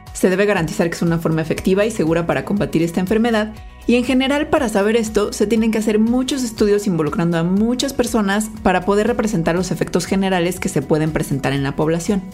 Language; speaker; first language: Spanish; native; Spanish